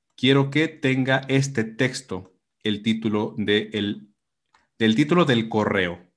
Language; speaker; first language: Spanish; native; Spanish